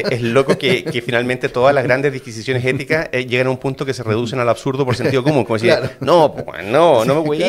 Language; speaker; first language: Spanish; native; Spanish